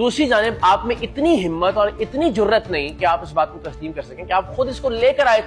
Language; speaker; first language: Urdu; native; Urdu